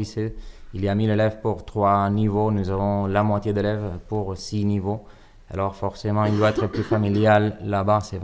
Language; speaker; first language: French; non-native, learner; Catalan